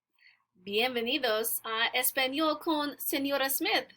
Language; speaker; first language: Spanish; non-native, learner; English